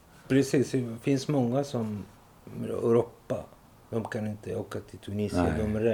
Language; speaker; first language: Swedish; non-native, learner; Arabic